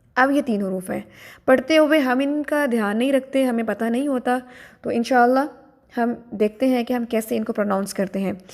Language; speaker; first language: Urdu; native; Urdu